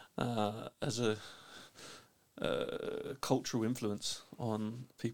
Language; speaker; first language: English; native; English